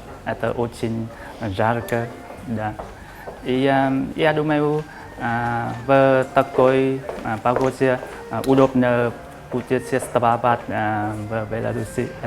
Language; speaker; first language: Russian; non-native, fluent; Vietnamese